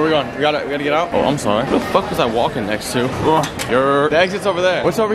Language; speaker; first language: English; native; English